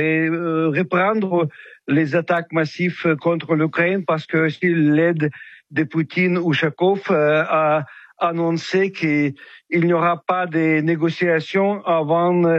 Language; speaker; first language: French; non-native, fluent; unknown